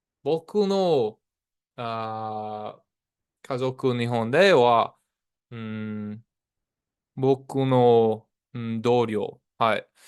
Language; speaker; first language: Japanese; non-native, learner; English